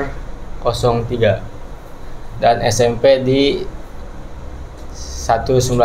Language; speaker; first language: Indonesian; native; Indonesian